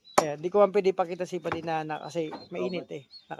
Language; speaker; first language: Filipino; native; Filipino